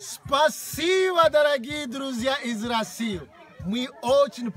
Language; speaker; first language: Russian; non-native, learner; Kinyarwanda